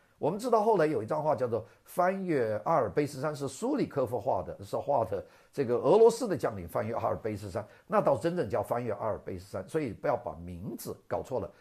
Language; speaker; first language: Chinese; non-native, local second language; Cantonese